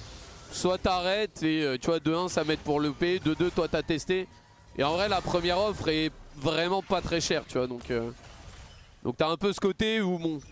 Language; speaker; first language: French; native; French